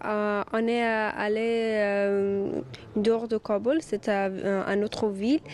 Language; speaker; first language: French; non-native, learner; Persian